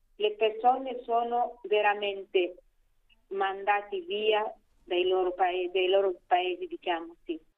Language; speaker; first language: Italian; non-native, fluent; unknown